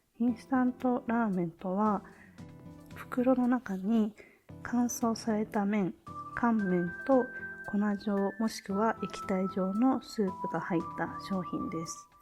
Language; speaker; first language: Japanese; native; Japanese